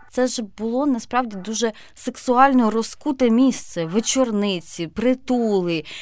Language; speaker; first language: Ukrainian; native; Ukrainian